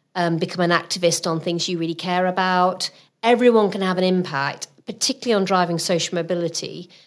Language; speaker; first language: English; native; English